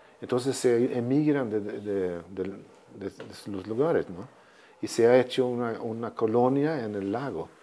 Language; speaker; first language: Spanish; non-native, fluent; Swedish